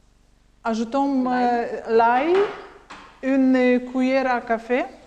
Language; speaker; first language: French; non-native, learner; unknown